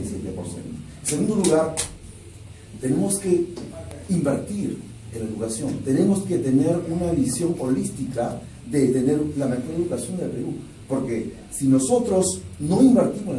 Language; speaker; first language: Spanish; non-native, local second language; Shipibo-Conibo